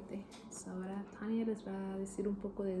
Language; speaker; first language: Spanish; early bilingual, heritage; Spanish